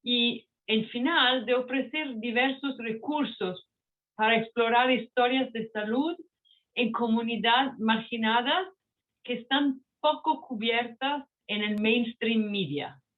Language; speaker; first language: Spanish; non-native, fluent; Italian